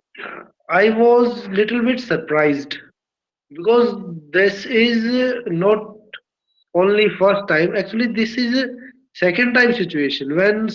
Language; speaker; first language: English; non-native, learner; Hindi